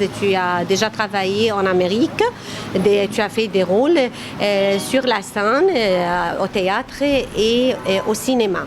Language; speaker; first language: French; non-native, fluent; Arabic